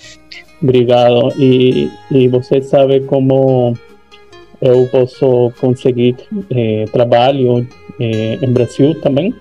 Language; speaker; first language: Portuguese; non-native, learner; Spanish